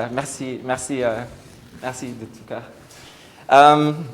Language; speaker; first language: French; non-native, fluent; Spanish